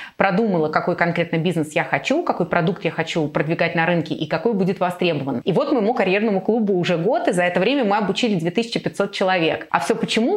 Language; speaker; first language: Russian; native; Russian